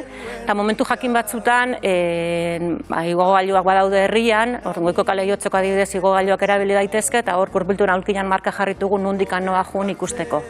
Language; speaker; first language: Basque; native; Basque